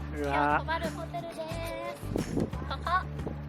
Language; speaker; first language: Japanese; non-native, learner; Thai